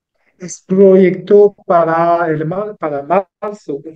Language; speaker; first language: Spanish; non-native, learner; French